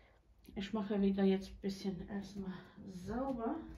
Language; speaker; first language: German; non-native, learner; Bosnian